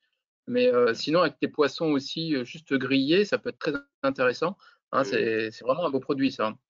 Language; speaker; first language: French; native; French